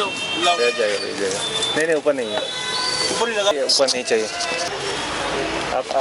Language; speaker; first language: Hindi; non-native, learner; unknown